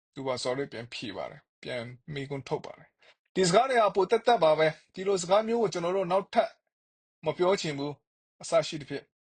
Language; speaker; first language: Burmese; non-native, local second language; Kachin